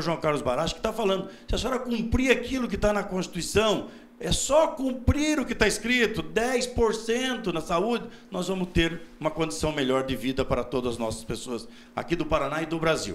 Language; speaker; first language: Portuguese; native; Portuguese